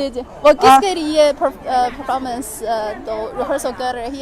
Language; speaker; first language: Urdu; non-native, fluent; Chinese